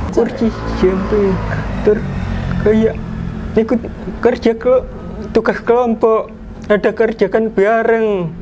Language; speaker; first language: Indonesian; non-native, local second language; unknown